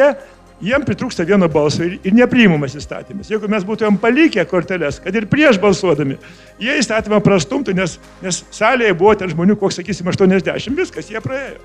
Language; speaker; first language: Lithuanian; native; Lithuanian